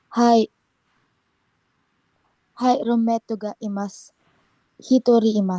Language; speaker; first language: Japanese; non-native, learner; Filipino